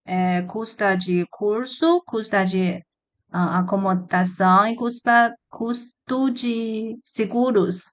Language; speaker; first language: Portuguese; non-native, learner; Chinese